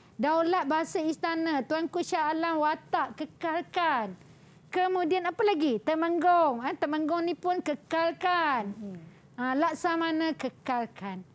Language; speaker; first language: Malay; native; Malay